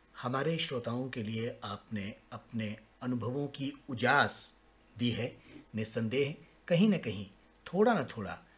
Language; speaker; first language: Hindi; non-native, local second language; Marathi